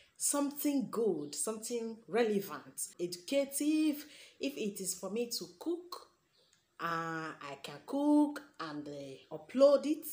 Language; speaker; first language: English; non-native, local second language; Igbo